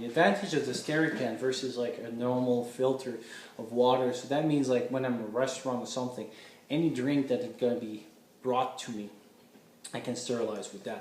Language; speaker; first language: English; non-native, fluent; French